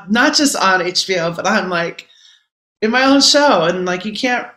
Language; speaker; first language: English; native; English